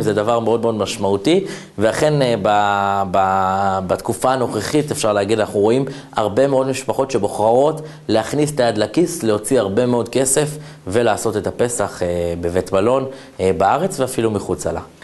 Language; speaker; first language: Hebrew; native; Hebrew